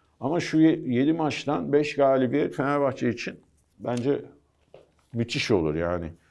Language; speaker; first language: Turkish; early bilingual, heritage; Turkish